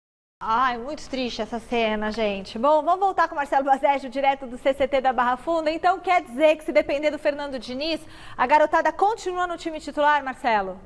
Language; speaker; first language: Portuguese; native; Portuguese